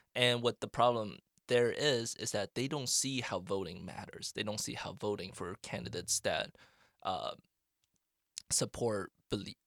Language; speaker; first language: English; non-native, fluent; Chinese